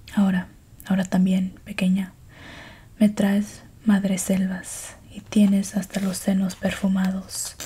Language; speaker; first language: Spanish; early bilingual, heritage; Spanish